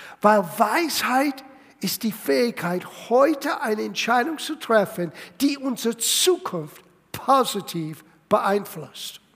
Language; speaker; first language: German; non-native, fluent; English